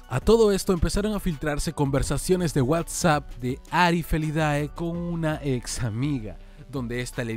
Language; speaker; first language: Spanish; native; Spanish